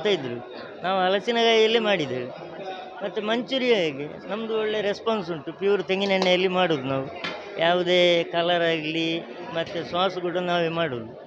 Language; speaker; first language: Kannada; native; Kannada